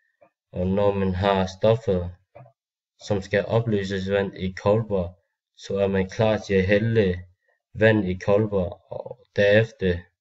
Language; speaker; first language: Danish; non-native, learner; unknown